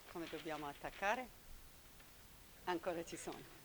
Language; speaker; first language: Italian; non-native, learner; Persian